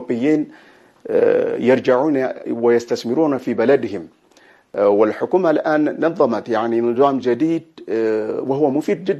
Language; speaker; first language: Arabic; non-native, fluent; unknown